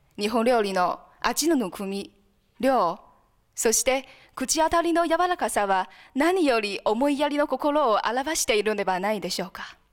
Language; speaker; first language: Japanese; non-native, fluent; Chinese